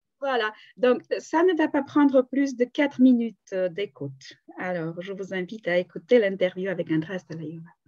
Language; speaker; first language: French; non-native, fluent; Slovak